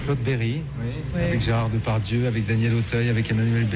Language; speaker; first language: French; native; French